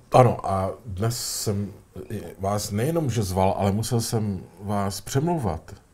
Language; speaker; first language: Czech; native; Czech